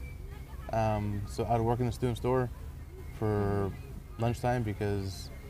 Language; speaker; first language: English; early bilingual, other home language; Persian